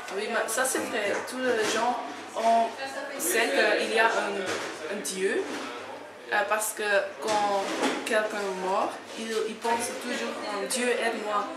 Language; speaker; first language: French; non-native, learner; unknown